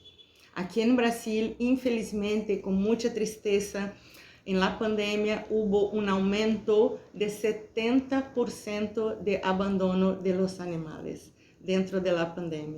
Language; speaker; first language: Spanish; non-native, fluent; Portuguese